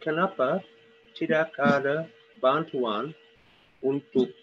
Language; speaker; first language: Indonesian; non-native, learner; English